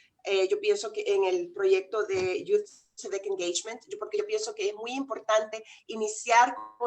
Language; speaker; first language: Spanish; native; Spanish